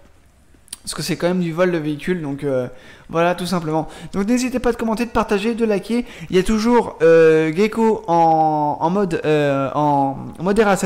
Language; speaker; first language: French; native; French